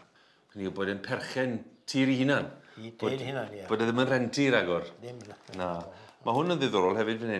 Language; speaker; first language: Welsh; native; Welsh